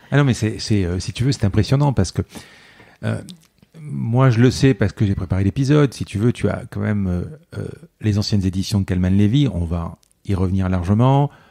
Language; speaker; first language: French; native; French